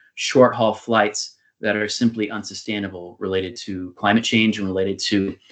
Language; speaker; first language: English; native; English